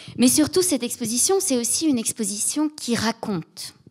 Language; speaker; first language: French; native; French